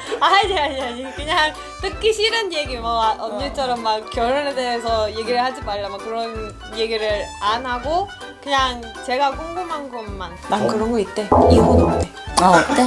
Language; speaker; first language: Korean; non-native, fluent; Spanish